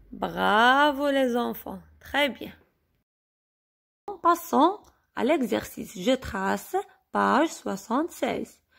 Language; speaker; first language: French; non-native, local second language; Arabic